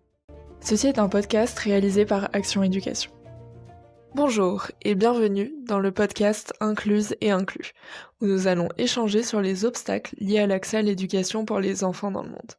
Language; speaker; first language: French; native; French